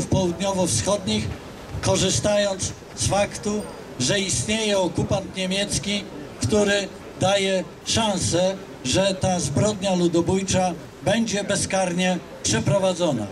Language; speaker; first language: Polish; native; Polish